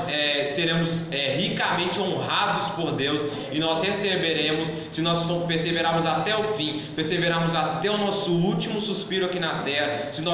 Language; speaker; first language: Portuguese; native; Portuguese